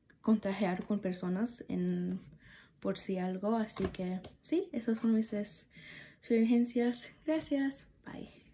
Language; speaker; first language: Spanish; early bilingual, heritage; Spanish